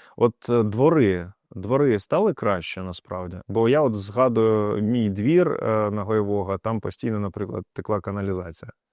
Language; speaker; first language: Ukrainian; non-native, local second language; Russian